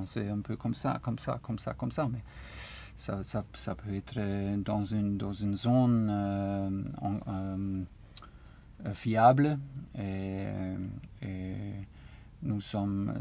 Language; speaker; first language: French; non-native, learner; German